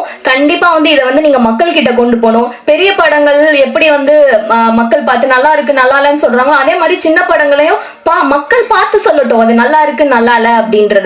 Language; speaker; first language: Tamil; native; Tamil